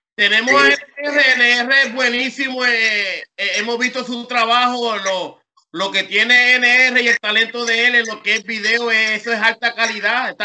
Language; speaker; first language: Spanish; early bilingual, heritage; Spanish